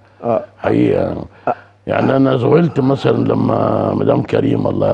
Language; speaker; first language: Arabic; native; Arabic